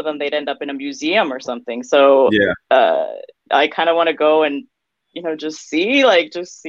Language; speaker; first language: English; early bilingual, other home language; Russian